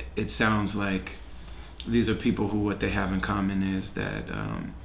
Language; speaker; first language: English; native; English